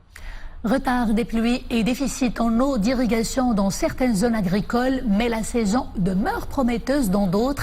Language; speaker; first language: French; non-native, local second language; Arabic